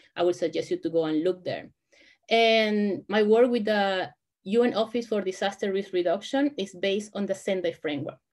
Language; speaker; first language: English; non-native, fluent; Spanish